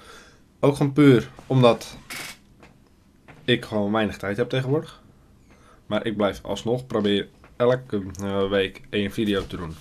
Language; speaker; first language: Dutch; native; Dutch